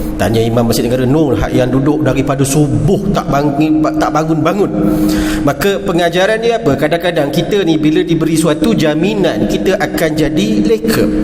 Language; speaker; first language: Malay; native; Malay